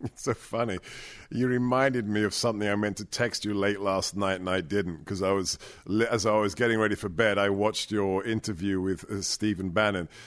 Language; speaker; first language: English; native; English